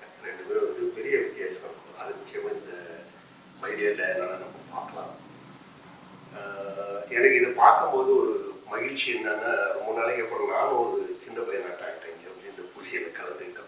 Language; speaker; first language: Tamil; native; Tamil